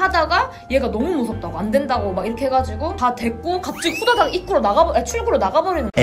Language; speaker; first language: Korean; native; Korean